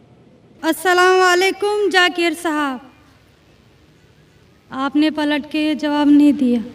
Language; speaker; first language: Hindi; non-native, local second language; Marathi